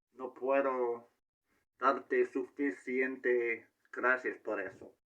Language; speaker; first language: Spanish; non-native, learner; English